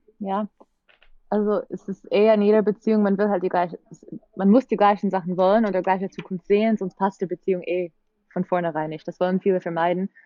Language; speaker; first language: German; non-native, fluent; English